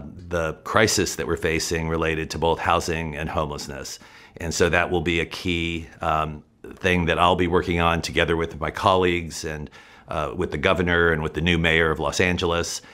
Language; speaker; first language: English; native; English